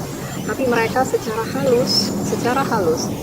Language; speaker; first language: Indonesian; native; Indonesian